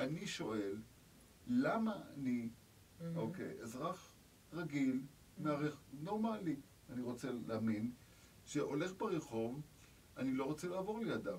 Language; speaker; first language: Hebrew; native; Hebrew